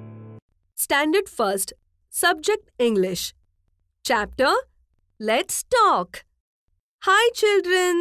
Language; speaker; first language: English; non-native, local second language; Marathi